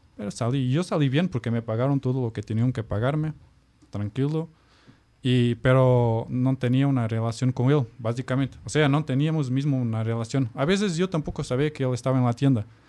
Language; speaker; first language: Spanish; non-native, fluent; Portuguese